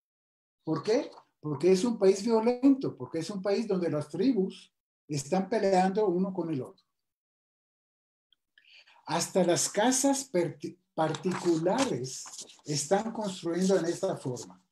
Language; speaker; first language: Spanish; non-native, fluent; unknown